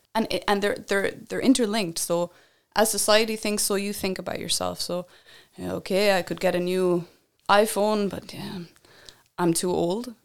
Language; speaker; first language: English; native; English